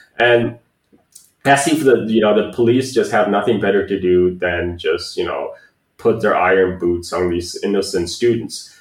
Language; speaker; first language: English; non-native, fluent; Chinese